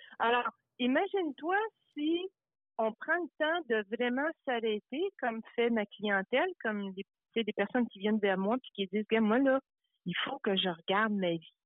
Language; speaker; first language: French; early bilingual, other home language; Italian